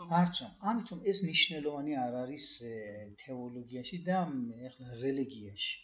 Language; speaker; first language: Georgian; early bilingual, heritage; Georgian